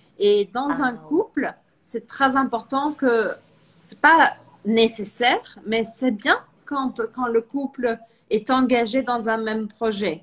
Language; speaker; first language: French; non-native, fluent; Portuguese